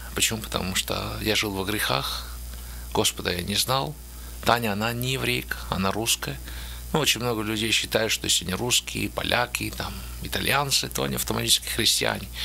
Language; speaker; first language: Russian; native; Russian